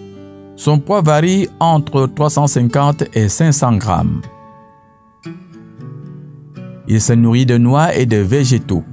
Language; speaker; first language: French; native; French